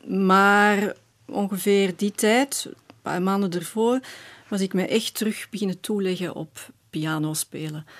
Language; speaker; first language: Dutch; native; Dutch